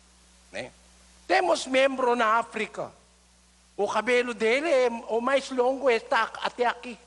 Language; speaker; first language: Portuguese; non-native, learner; Filipino